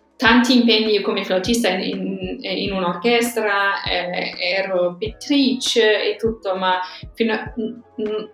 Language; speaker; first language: Italian; non-native, fluent; German